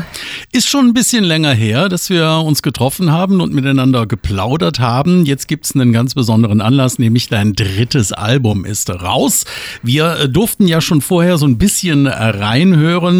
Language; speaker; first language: German; native; German